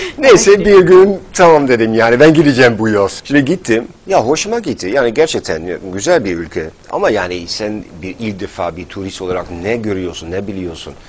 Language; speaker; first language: Turkish; non-native, fluent; Dutch